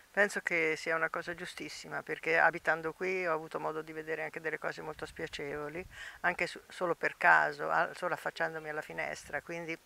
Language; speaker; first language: Italian; native; Italian